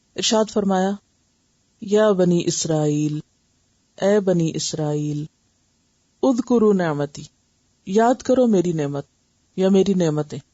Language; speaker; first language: Urdu; native; Urdu